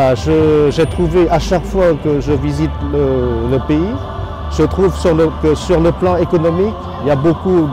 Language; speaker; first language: French; non-native, fluent; Lao